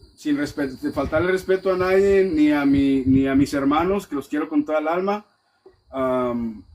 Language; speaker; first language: Spanish; early bilingual, other home language; English